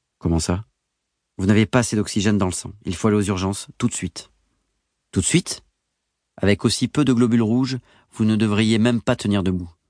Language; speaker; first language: French; native; French